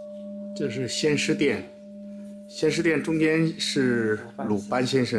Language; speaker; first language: Chinese; native; Chinese